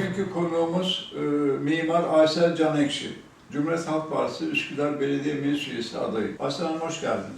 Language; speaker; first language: Turkish; native; Turkish